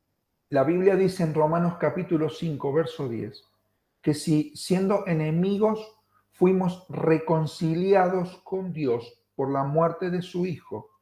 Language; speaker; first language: Spanish; native; Spanish